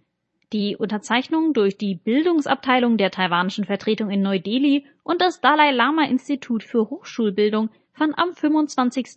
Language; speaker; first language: German; native; German